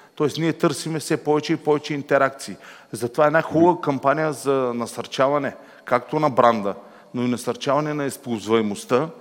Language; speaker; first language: Bulgarian; native; Bulgarian